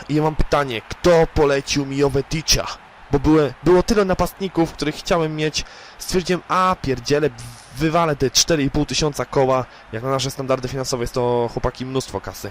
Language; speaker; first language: Polish; native; Polish